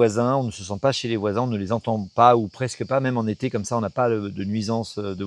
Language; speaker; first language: French; native; French